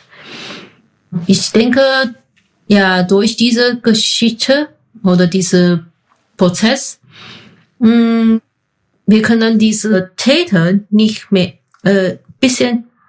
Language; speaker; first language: German; non-native, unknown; Chinese